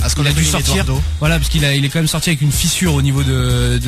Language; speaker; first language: French; native; French